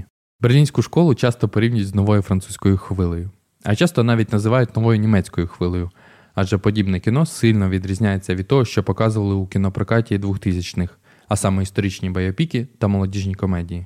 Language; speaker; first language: Ukrainian; native; Ukrainian